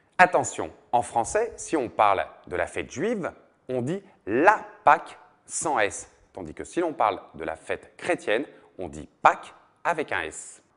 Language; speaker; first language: French; native; French